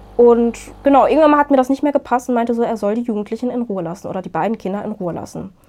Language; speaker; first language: German; early bilingual, other home language; Arabic